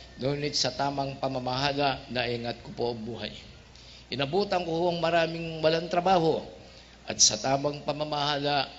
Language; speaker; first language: Filipino; native; Filipino